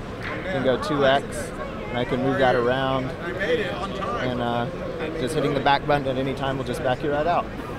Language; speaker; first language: English; native; English